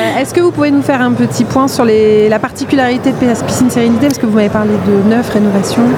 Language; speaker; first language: French; native; French